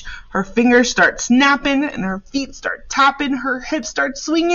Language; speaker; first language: English; native; English